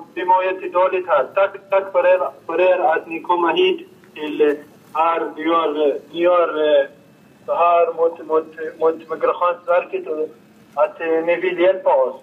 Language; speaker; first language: Swedish; non-native, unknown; Arabic